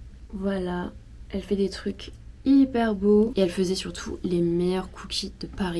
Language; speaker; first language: French; native; French